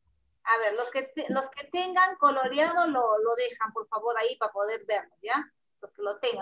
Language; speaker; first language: Spanish; native; Spanish